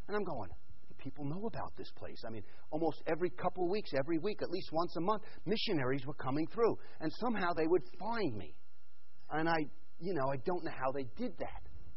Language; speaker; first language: English; native; English